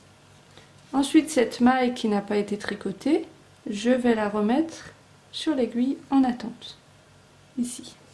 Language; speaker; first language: French; native; French